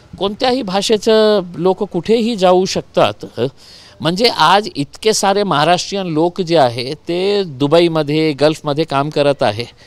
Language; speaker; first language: Marathi; non-native, local second language; Urdu